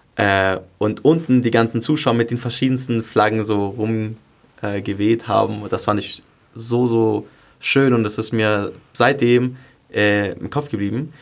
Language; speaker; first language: German; early bilingual, other home language; Greek